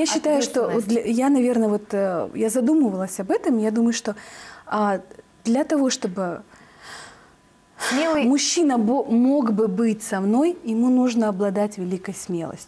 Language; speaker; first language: Russian; native; Russian